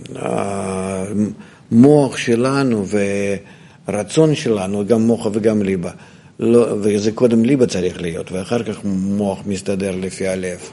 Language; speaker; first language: Hebrew; non-native, fluent; Russian